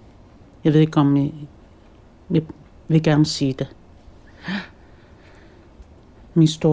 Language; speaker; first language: Danish; non-native, local second language; Kalaallisut